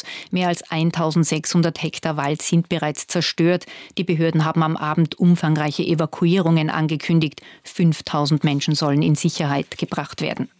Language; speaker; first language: German; native; German